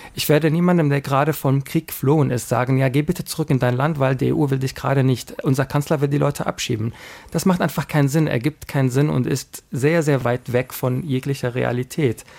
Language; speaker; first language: German; non-native, fluent; Arabic